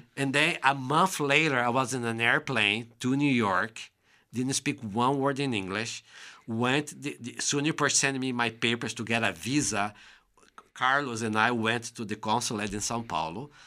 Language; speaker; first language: English; non-native, fluent; Portuguese